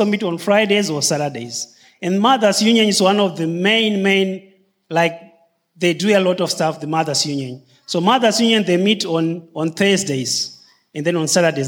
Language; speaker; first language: English; non-native, local second language; Shona